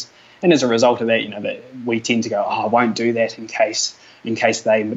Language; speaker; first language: English; native; English